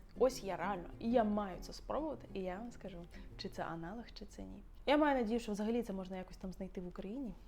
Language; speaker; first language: Ukrainian; native; Ukrainian